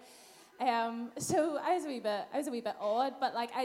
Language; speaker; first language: English; native; English